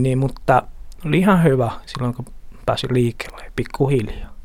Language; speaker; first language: Finnish; non-native, learner; Portuguese